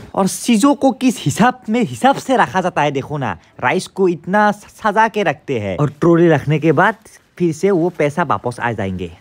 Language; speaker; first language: Hindi; non-native, local second language; Assamese